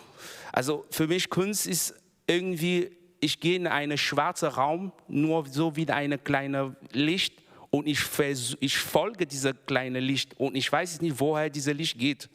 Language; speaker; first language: German; non-native, learner; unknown